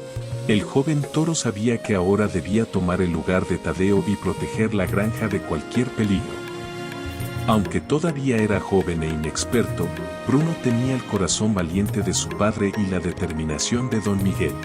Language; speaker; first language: Spanish; native; Spanish